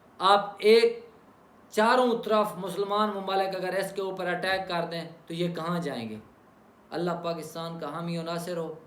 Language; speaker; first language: Urdu; native; Urdu